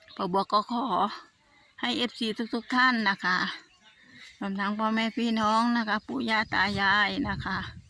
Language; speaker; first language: Thai; non-native, local second language; Northeastern Thai